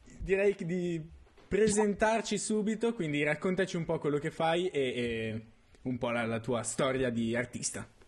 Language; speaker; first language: Italian; native; Italian